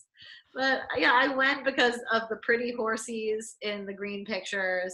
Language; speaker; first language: English; native; English